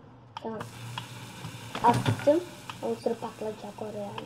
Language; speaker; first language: Turkish; early bilingual, heritage; Turkish